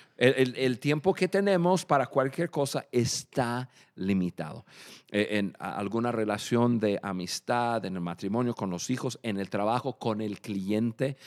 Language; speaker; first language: Spanish; non-native, fluent; English